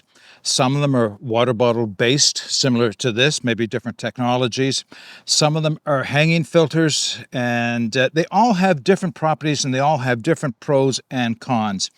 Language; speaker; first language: English; native; English